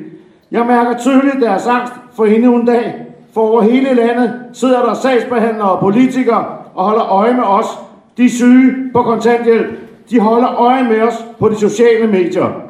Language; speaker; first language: Danish; native; Danish